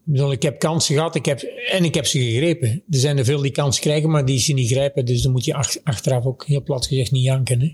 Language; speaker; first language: Dutch; native; Dutch